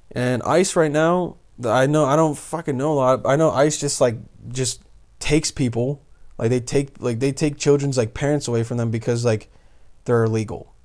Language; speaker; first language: English; early bilingual, other home language; Bosnian